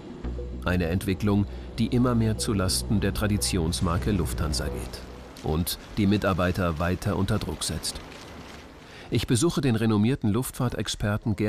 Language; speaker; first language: German; native; German